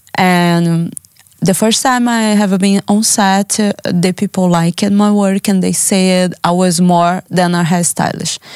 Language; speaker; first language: English; non-native, learner; Portuguese